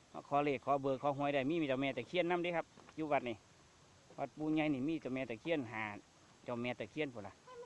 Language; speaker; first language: Thai; native; Thai